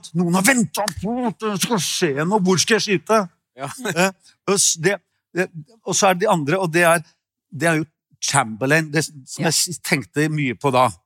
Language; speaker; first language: Norwegian; native; Norwegian